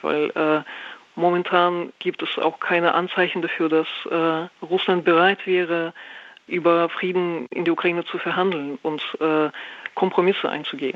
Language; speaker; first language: German; non-native, fluent; Russian